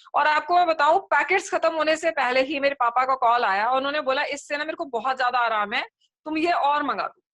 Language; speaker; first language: Hindi; native; Hindi